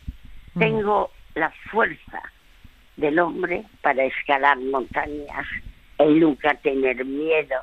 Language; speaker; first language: Spanish; early bilingual, other home language; French